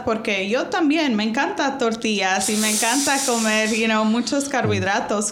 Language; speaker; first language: Spanish; early bilingual, heritage; Spanish